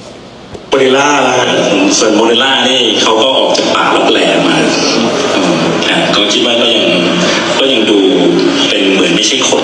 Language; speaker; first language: Thai; native; Thai